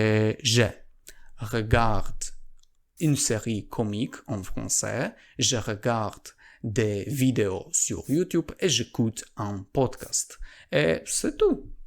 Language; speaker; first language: French; non-native, learner; Polish